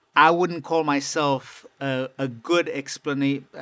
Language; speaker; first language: English; non-native, fluent; Romanian